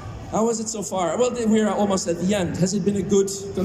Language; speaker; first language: English; non-native, fluent; Dutch